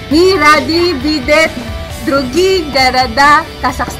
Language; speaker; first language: Russian; non-native, learner; Filipino